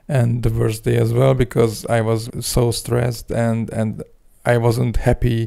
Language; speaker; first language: English; non-native, fluent; Hungarian